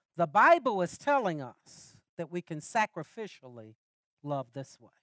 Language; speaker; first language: English; native; English